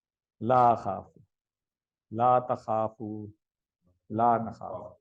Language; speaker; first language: Arabic; non-native, fluent; Urdu